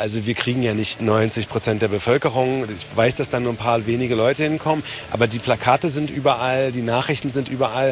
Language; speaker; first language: German; native; German